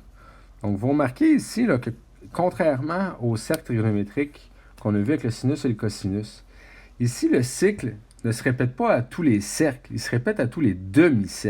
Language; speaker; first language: French; native; French